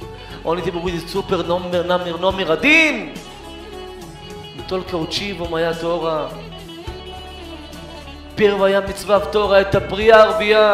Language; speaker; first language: Russian; early bilingual, heritage; Hebrew